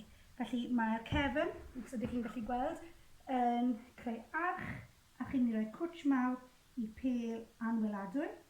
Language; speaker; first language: Welsh; native; Welsh